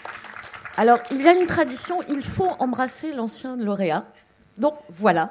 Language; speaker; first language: French; native; French